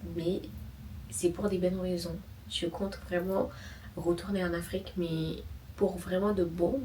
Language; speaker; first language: French; non-native, local second language; Wolof